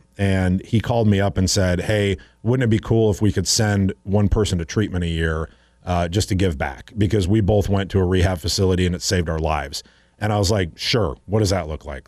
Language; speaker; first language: English; native; English